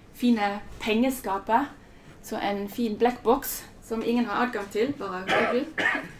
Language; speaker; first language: Norwegian; non-native, fluent; German